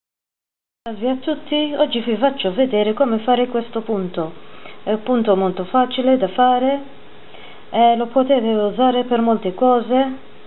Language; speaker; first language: Italian; non-native, fluent; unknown